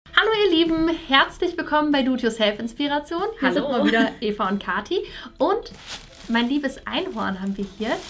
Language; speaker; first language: German; native; German